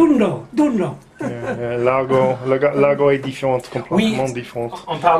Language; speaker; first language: French; non-native, learner; English